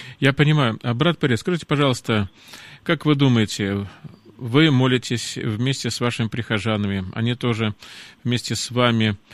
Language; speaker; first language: Russian; non-native, fluent; English